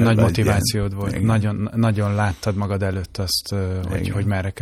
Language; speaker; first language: Hungarian; native; Hungarian